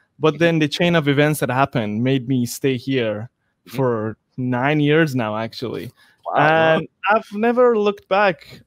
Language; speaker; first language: English; non-native, fluent; Persian